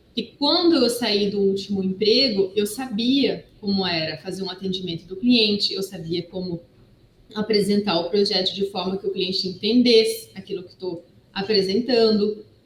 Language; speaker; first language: Portuguese; non-native, fluent; French